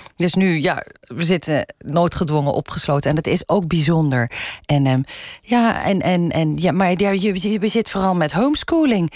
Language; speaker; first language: Dutch; non-native, local second language; Limburgish